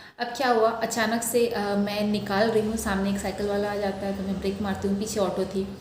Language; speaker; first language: Hindi; non-native, local second language; Bangla